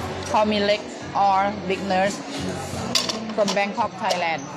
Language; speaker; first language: English; non-native, learner; Thai